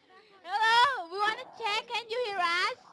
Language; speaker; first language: English; non-native, learner; Indonesian